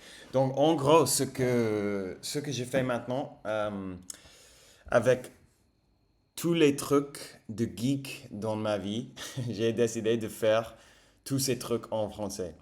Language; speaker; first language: French; non-native, fluent; English